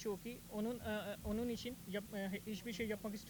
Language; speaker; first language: Turkish; non-native, learner; Urdu